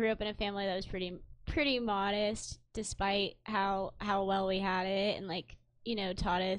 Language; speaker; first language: English; native; English